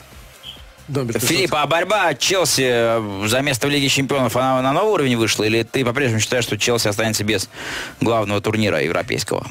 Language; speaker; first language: Russian; native; Russian